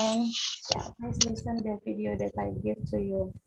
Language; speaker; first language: English; non-native, fluent; Indonesian